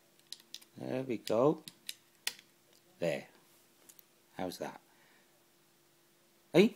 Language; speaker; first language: English; native; English